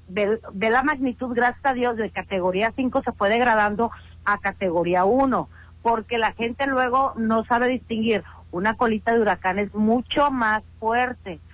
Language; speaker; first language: Spanish; native; Spanish